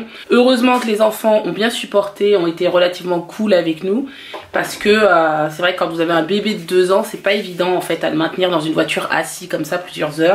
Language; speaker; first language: French; native; French